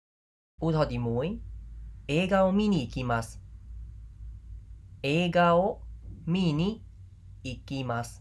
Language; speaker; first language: Japanese; non-native, fluent; Khmer